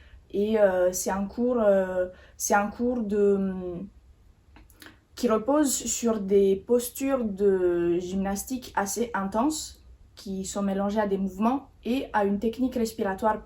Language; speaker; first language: French; native; French